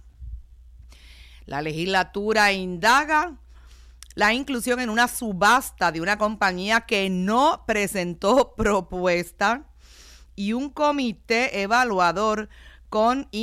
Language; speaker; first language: Spanish; native; Spanish